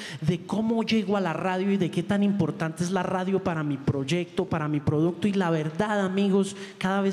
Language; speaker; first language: Spanish; native; Spanish